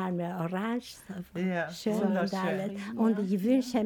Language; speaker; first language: German; non-native, learner; Albanian